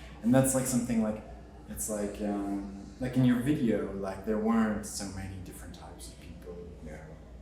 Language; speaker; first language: English; native; English